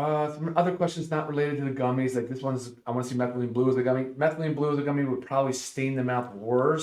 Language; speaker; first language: English; native; English